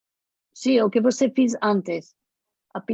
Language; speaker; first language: Portuguese; non-native, learner; Spanish